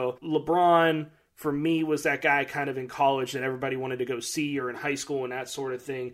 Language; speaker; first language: English; native; English